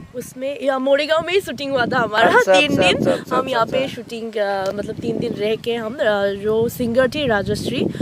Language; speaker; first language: Hindi; non-native, local second language; Assamese